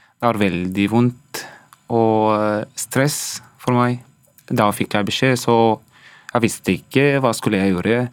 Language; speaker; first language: Norwegian; non-native, learner; Arabic